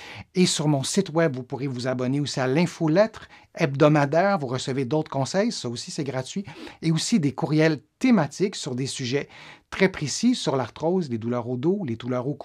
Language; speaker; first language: French; native; French